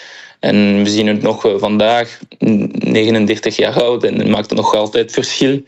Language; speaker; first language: Dutch; early bilingual, heritage; Spanish